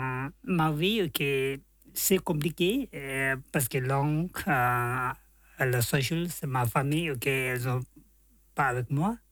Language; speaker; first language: French; non-native, learner; Tibetan